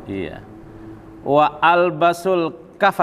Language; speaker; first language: Arabic; non-native, fluent; Indonesian